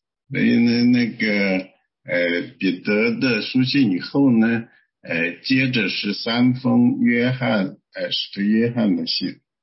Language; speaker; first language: Chinese; native; Chinese